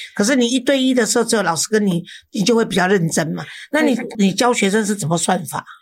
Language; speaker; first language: Chinese; native; Chinese